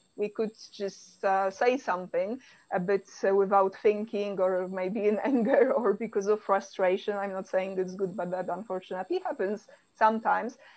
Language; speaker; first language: English; non-native, fluent; Polish